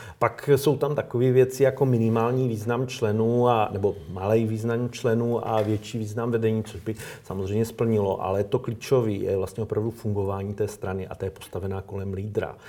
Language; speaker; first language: Czech; native; Czech